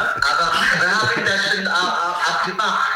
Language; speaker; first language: German; non-native, learner; Filipino